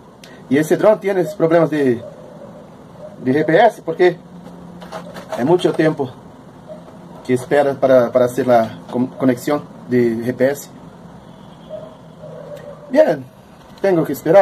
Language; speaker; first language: Spanish; non-native, learner; Portuguese